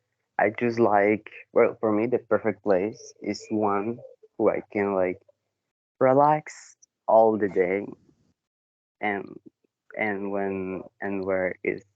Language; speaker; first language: English; non-native, learner; Spanish